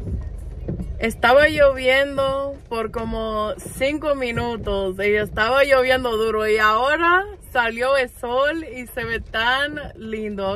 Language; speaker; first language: Spanish; non-native, fluent; English